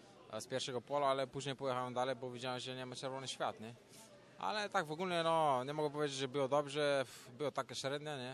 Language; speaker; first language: Polish; non-native, fluent; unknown